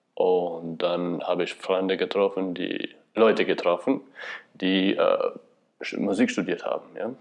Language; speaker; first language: German; non-native, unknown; Albanian